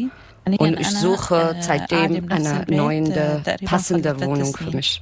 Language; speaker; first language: German; non-native, learner; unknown